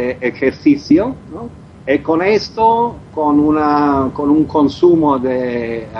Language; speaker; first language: Spanish; non-native, learner; Croatian